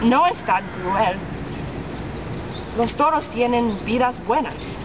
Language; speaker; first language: Spanish; non-native, learner; English